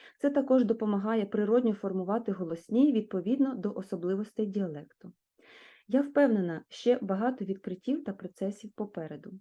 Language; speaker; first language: Ukrainian; native; Ukrainian